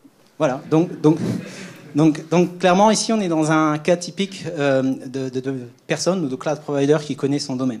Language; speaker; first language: French; native; French